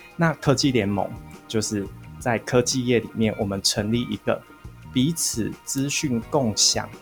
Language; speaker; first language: Chinese; native; Chinese